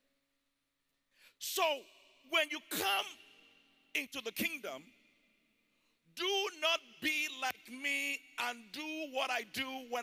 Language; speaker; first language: English; non-native, local second language; Yoruba